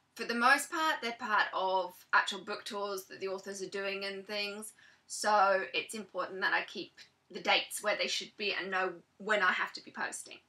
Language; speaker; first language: English; native; English